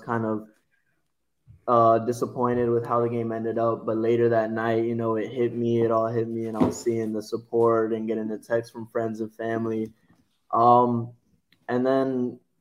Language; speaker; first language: English; native; English